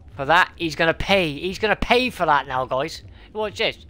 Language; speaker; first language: English; native; English